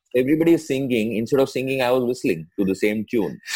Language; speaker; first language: English; non-native, local second language; Sindhi